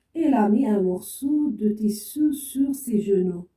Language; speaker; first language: French; non-native, local second language; Arabic